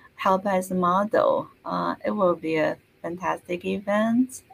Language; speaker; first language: English; non-native, fluent; Chinese